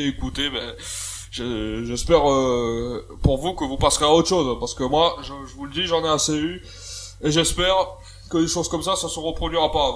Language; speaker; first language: French; native; French